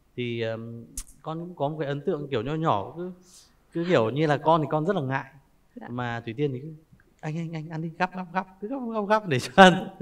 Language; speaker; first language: Vietnamese; native; Vietnamese